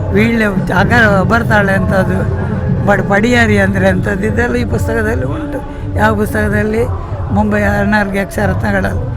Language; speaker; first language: Kannada; native; Kannada